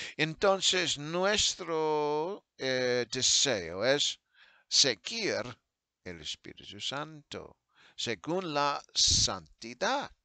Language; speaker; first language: Spanish; non-native, fluent; English